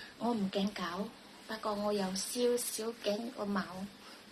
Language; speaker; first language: Cantonese; non-native, learner; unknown